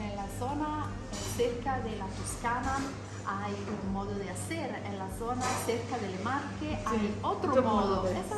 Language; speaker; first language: Spanish; non-native, fluent; Italian